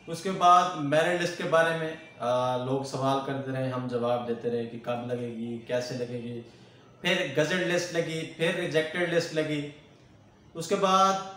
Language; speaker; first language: Urdu; non-native, local second language; Punjabi